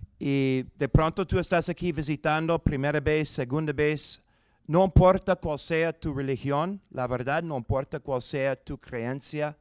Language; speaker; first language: Spanish; non-native, fluent; English